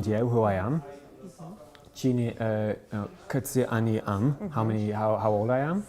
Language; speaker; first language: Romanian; non-native, learner; English